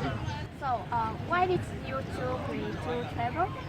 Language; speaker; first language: English; non-native, learner; Vietnamese